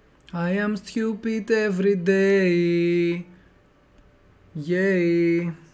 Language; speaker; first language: English; non-native, fluent; Greek